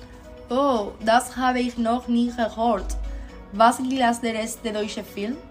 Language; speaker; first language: German; non-native, learner; Spanish